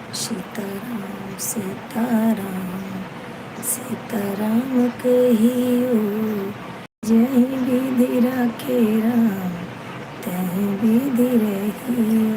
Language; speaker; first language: Hindi; native; Hindi